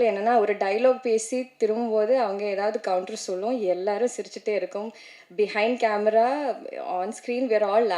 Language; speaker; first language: Tamil; non-native, learner; Malayalam